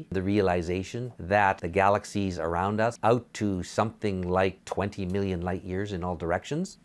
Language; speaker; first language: English; native; English